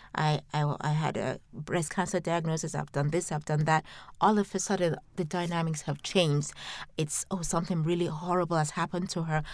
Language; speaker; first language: English; non-native, local second language; Yoruba